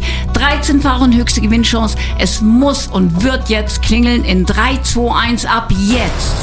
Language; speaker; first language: German; native; German